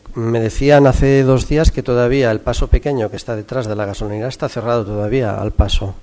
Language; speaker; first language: Spanish; non-native, local second language; Catalan